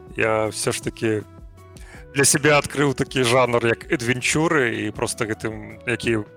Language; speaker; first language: Belarusian; non-native, local second language; Russian